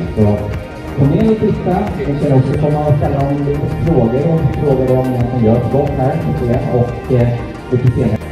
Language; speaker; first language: Swedish; native; Swedish